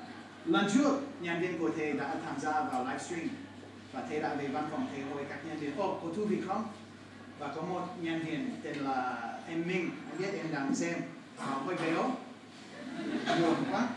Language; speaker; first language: Vietnamese; non-native, fluent; English